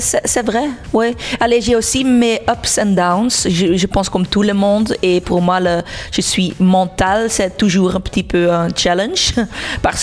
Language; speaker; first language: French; non-native, local second language; Dutch